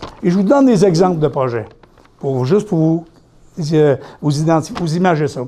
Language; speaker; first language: French; native; French